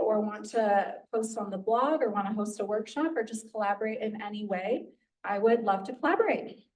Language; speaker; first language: English; native; English